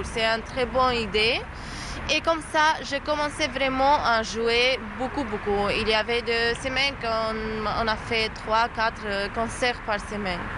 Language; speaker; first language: French; non-native, learner; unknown